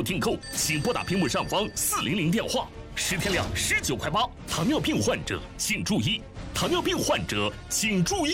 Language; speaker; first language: Chinese; native; Chinese